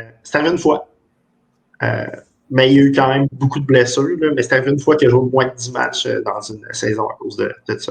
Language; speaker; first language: French; native; French